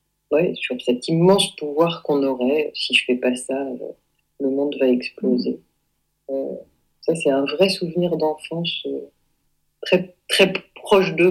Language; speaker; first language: French; native; French